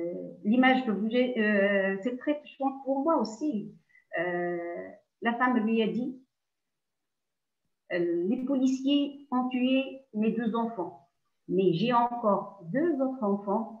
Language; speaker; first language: French; non-native, local second language; Arabic